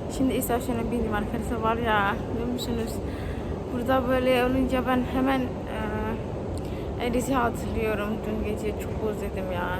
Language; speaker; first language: Turkish; non-native, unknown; Indonesian